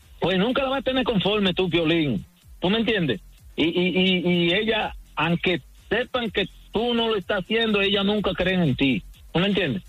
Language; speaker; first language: Spanish; native; Spanish